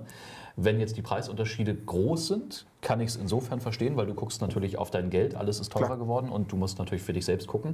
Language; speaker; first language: German; native; German